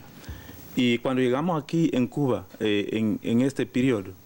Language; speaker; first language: Spanish; non-native, learner; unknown